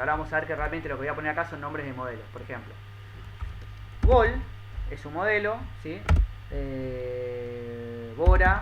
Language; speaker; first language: Spanish; native; Spanish